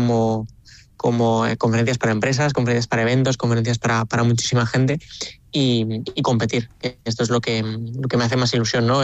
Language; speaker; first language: Spanish; native; Spanish